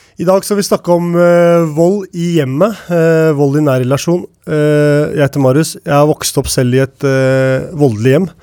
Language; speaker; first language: Norwegian; native; Norwegian